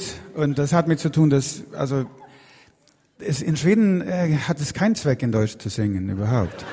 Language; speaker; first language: German; non-native, learner; Swedish